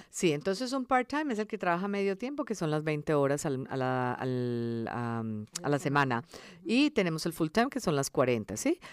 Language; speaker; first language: Spanish; early bilingual, other home language; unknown